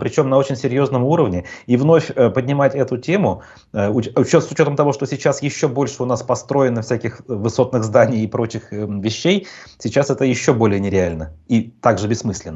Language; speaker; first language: Russian; native; Russian